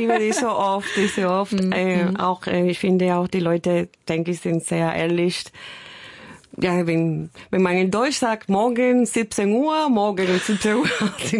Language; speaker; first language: German; non-native, learner; Spanish